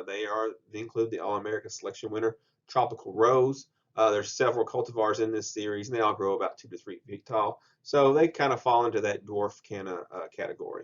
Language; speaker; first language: English; native; English